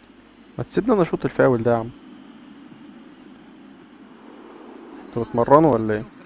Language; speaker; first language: Arabic; native; Arabic